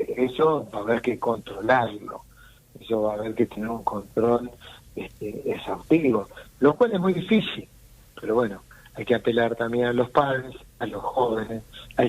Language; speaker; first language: Spanish; native; Spanish